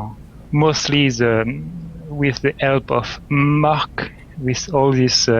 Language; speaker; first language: English; non-native, learner; French